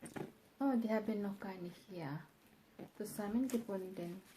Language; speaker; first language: German; non-native, learner; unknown